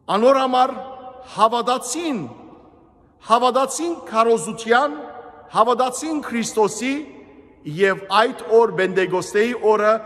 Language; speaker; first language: Armenian; native; Armenian